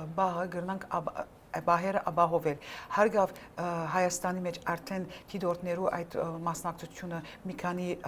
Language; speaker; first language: Armenian; early bilingual, heritage; Armenian